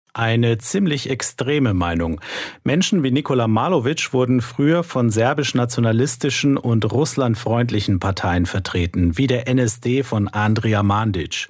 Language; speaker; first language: German; native; German